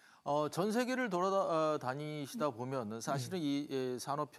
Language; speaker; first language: Korean; native; Korean